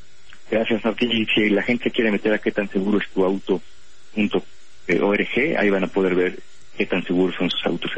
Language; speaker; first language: Spanish; native; Spanish